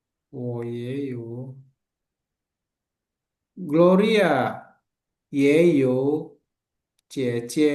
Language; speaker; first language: Chinese; non-native, learner; Indonesian